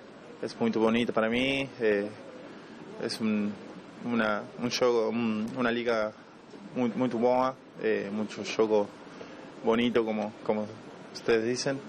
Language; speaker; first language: Portuguese; non-native, learner; Spanish